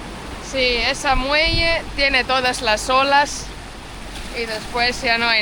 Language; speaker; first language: Spanish; non-native, fluent; Portuguese